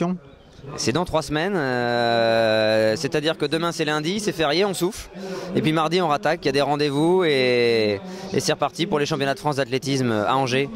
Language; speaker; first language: French; native; French